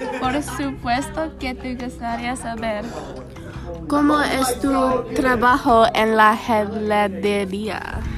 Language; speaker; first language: Spanish; non-native, learner; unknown